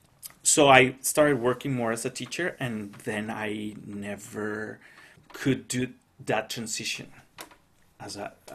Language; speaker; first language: English; non-native, fluent; Spanish